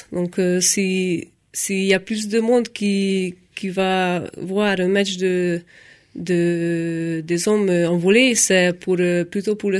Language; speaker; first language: French; non-native, fluent; Hungarian